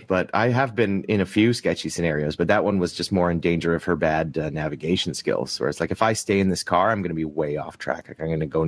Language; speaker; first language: English; native; English